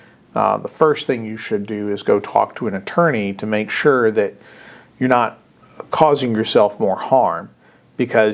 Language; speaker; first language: English; native; English